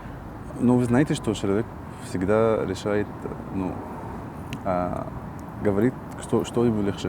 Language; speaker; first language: Russian; non-native, learner; Arabic